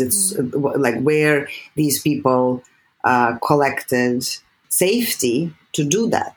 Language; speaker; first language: English; non-native, fluent; Serbian